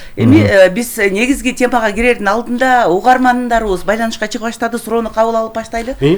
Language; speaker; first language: Kyrgyz; native; Kyrgyz